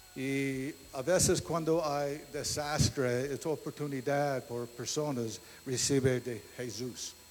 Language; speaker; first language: Spanish; non-native, learner; English